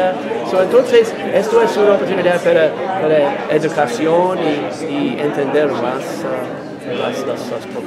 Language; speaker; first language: Spanish; non-native, learner; English